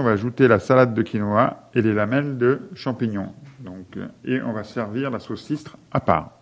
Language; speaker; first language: French; native; French